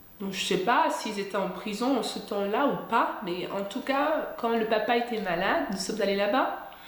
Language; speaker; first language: French; non-native, fluent; English